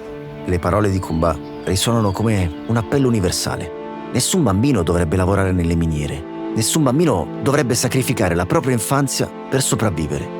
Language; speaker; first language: Italian; native; Italian